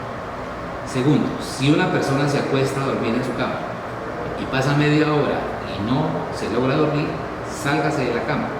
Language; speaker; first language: Spanish; native; Spanish